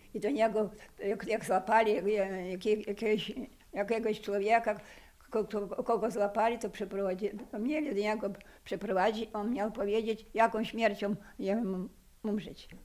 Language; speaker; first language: Polish; non-native, local second language; Ukrainian